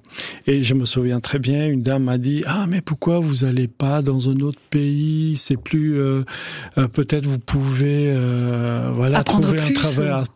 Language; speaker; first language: French; non-native, fluent; Albanian